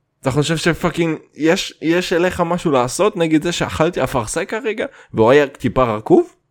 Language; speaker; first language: Hebrew; non-native, fluent; Russian